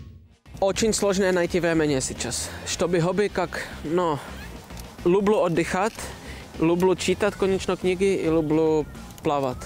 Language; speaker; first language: Russian; non-native, learner; Czech